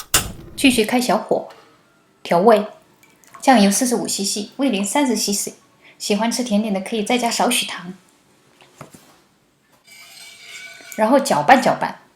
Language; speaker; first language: Chinese; native; Chinese